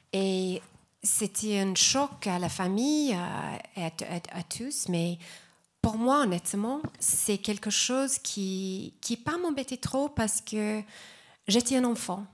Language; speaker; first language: French; non-native, fluent; English